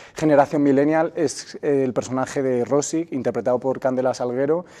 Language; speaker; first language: Spanish; native; Spanish